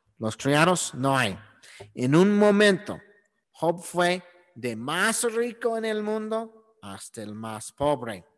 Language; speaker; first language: Spanish; non-native, learner; English